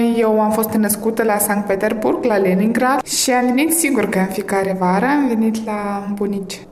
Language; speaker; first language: Romanian; early bilingual, heritage; Romanian